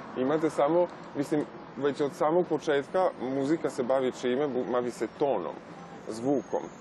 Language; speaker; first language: Serbian; native; Serbian